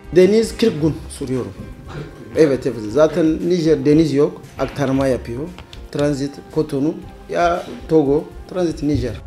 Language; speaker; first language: Turkish; non-native, learner; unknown